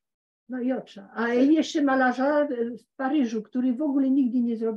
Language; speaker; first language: Polish; early bilingual, heritage; Polish